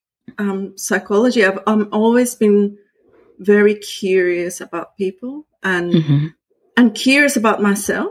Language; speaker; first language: English; non-native, fluent; Spanish